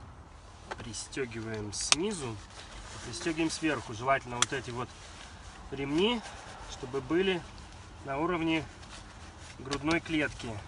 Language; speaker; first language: Russian; native; Russian